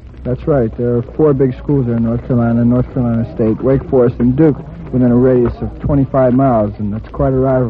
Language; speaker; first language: English; native; English